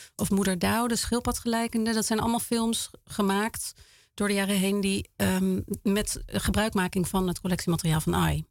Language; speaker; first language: Dutch; native; Dutch